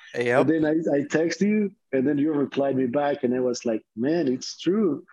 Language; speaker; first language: English; non-native, fluent; Spanish